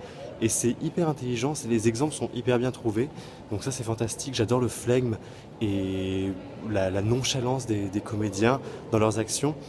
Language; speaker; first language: French; native; French